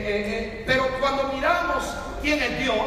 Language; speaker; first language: Spanish; native; Spanish